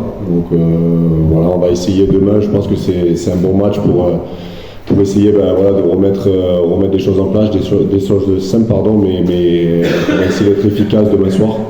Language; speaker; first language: French; native; French